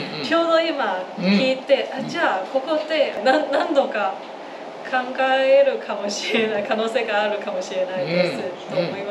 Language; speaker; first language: Japanese; non-native, fluent; Chinese